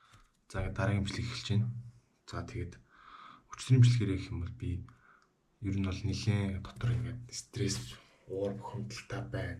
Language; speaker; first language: Mongolian; native; Mongolian